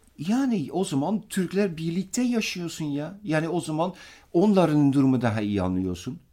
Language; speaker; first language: Turkish; non-native, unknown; Dutch